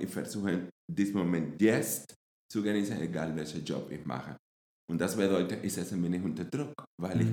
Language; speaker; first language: German; non-native, fluent; Spanish